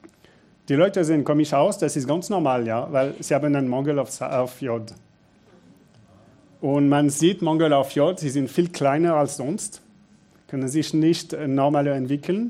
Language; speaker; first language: German; non-native, fluent; French